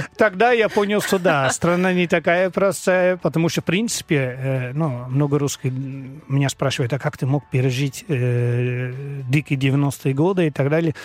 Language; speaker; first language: Russian; non-native, learner; Dutch